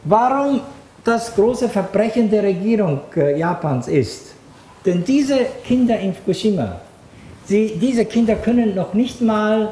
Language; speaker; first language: German; non-native, fluent; Japanese